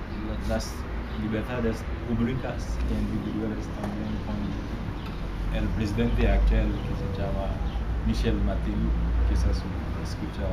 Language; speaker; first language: Spanish; non-native, learner; Haitian Creole